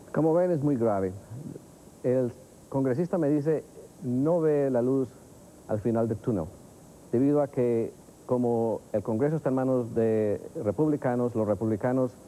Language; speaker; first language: Spanish; native; Spanish